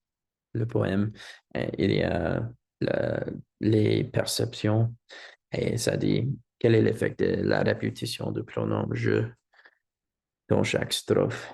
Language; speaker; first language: French; non-native, learner; English